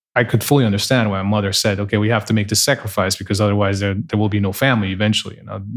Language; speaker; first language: English; non-native, fluent; Portuguese